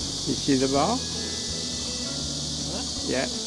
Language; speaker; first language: English; non-native, learner; French